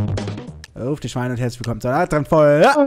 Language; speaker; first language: German; native; German